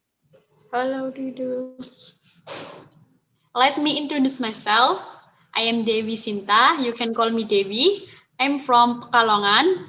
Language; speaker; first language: English; non-native, learner; Indonesian